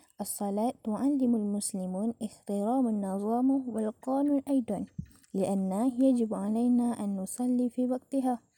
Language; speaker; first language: Arabic; non-native, learner; Malay